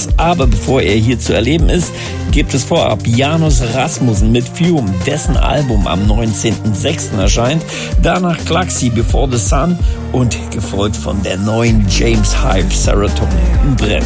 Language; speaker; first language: German; native; German